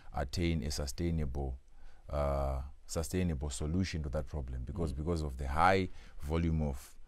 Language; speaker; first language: English; non-native, local second language; Shona